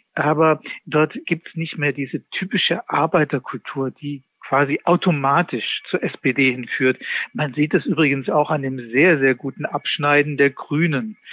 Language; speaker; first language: German; native; German